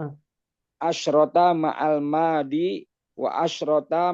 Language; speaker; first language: Arabic; non-native, learner; Indonesian